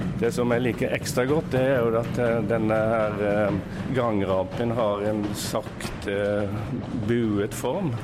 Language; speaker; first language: Norwegian; native; Norwegian